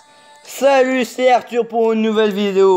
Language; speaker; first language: French; native; French